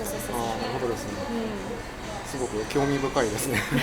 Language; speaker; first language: Japanese; native; Japanese